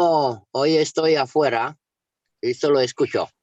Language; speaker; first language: Spanish; non-native, fluent; Romanian